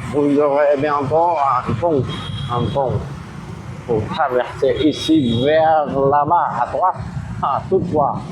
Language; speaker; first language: French; non-native, fluent; Vietnamese